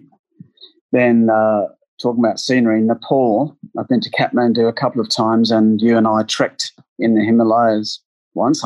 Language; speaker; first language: English; native; English